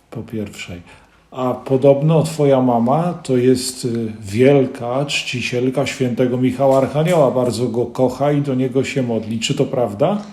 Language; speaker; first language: Polish; native; Polish